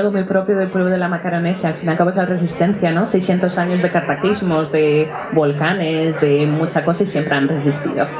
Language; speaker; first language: Spanish; non-native, fluent; Portuguese